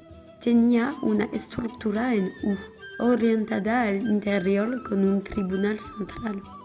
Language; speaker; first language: Spanish; non-native, learner; French